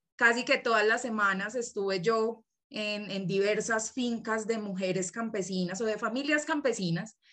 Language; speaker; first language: Spanish; native; Spanish